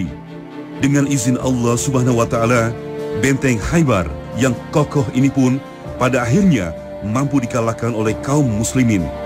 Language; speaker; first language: Indonesian; native; Indonesian